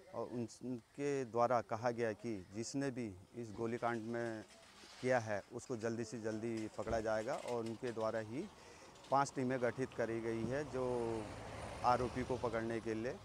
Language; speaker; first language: Hindi; native; Hindi